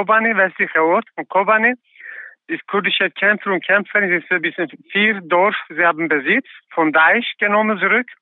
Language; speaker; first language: German; non-native, learner; Kurdish